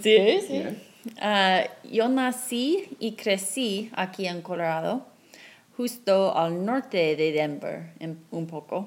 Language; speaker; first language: Spanish; non-native, fluent; English